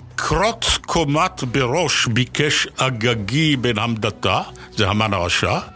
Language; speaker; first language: Hebrew; native; Hebrew